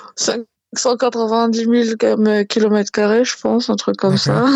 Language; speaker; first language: French; non-native, local second language; Malagasy